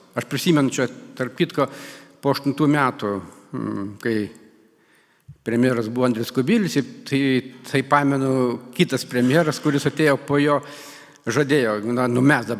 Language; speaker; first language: Lithuanian; native; Lithuanian